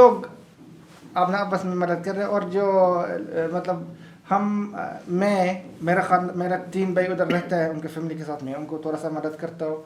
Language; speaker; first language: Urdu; non-native, learner; Arabic